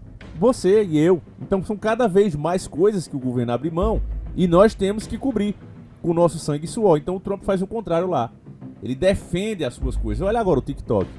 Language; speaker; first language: Portuguese; native; Portuguese